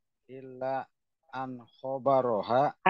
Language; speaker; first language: Arabic; non-native, learner; Indonesian